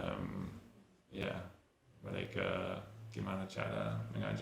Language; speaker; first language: Indonesian; non-native, learner; English